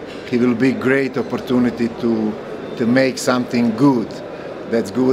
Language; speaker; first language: English; non-native, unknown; Croatian